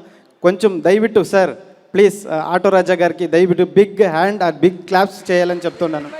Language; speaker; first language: Telugu; non-native, learner; Kannada